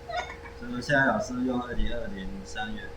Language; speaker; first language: Chinese; native; Chinese